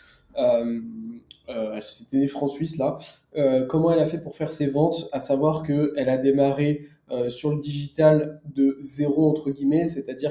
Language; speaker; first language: French; native; French